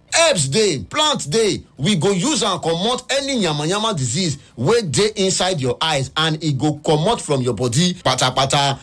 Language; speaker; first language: Nigerian Pidgin; native; Nigerian Pidgin